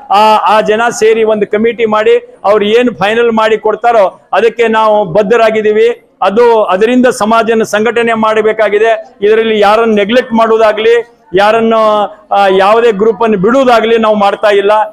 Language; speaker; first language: Kannada; non-native, local second language; Lambadi